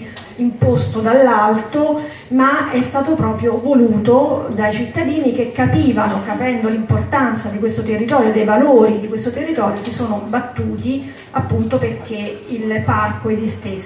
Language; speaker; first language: Italian; native; Italian